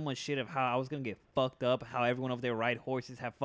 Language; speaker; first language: English; early bilingual, other home language; Spanish